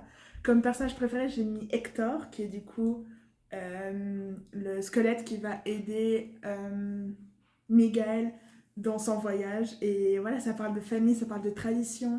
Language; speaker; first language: French; native; French